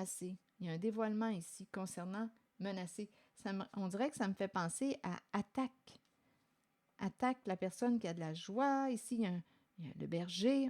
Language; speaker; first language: French; native; French